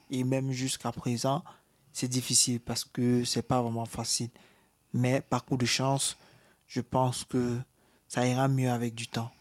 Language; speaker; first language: French; native; French